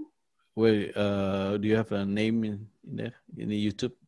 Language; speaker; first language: English; non-native, learner; Indonesian